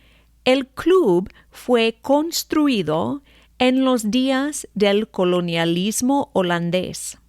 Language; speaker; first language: Spanish; non-native, fluent; English